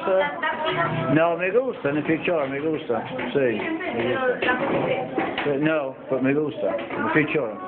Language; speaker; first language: Spanish; non-native, learner; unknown